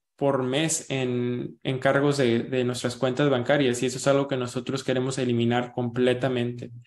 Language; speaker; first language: Spanish; early bilingual, heritage; Spanish